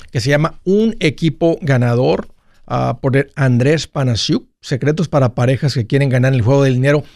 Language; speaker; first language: Spanish; early bilingual, heritage; Spanish